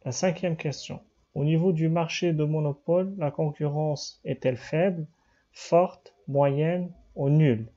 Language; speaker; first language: French; non-native, local second language; Arabic